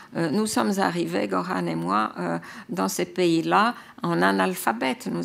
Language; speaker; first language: French; non-native, fluent; Croatian